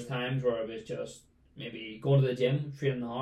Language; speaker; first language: English; native; English